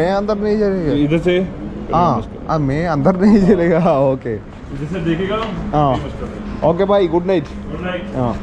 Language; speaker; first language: Hindi; non-native, local second language; Malayalam